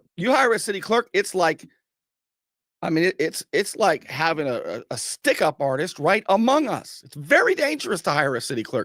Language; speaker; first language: English; native; English